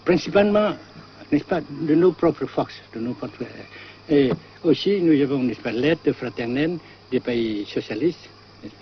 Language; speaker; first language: French; non-native, local second language; Vietnamese